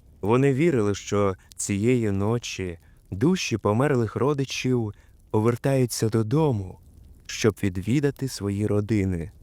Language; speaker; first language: Ukrainian; native; Ukrainian